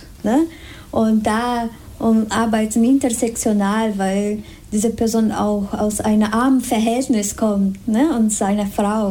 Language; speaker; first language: German; non-native, fluent; Spanish